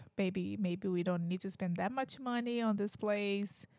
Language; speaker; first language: English; non-native, fluent; Portuguese